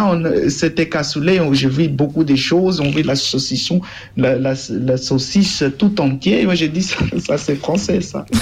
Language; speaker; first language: French; non-native, learner; Portuguese